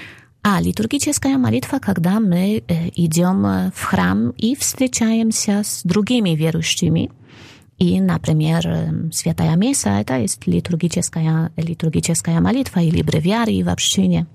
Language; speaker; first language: Russian; non-native, fluent; Polish